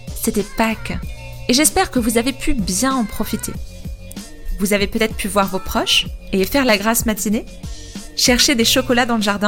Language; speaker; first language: French; native; French